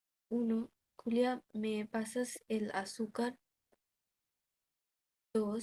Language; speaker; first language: Spanish; non-native, learner; Bangla